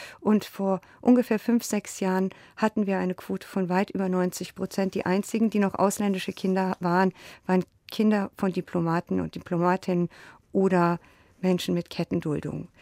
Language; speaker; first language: German; native; German